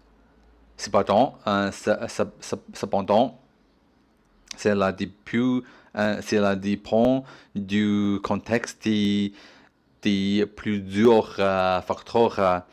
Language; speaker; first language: French; non-native, learner; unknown